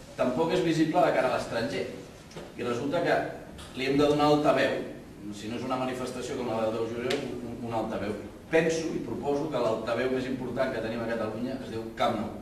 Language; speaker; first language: Catalan; native; Catalan